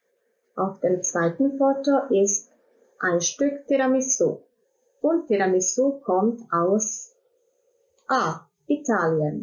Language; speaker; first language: German; non-native, fluent; Croatian